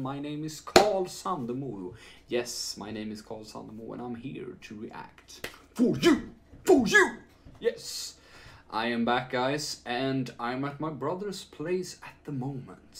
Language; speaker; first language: English; non-native, fluent; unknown